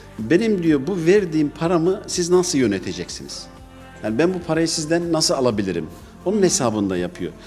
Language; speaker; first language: Turkish; early bilingual, heritage; Turkish